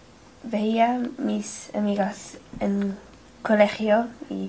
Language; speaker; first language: Spanish; non-native, learner; English